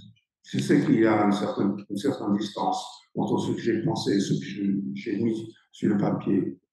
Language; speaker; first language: French; non-native, fluent; English